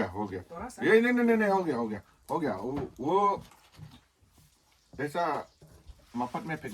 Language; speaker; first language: Hindi; non-native, local second language; Khasi